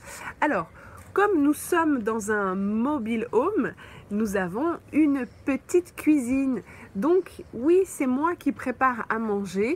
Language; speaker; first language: French; native; French